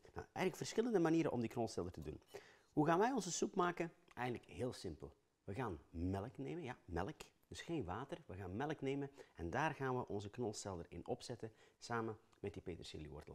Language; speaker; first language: Dutch; native; Dutch